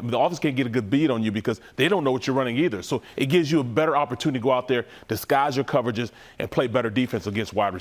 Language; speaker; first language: English; native; English